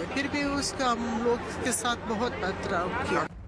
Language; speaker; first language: Hindi; non-native, learner; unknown